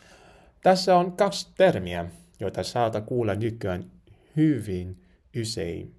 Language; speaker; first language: Finnish; non-native, learner; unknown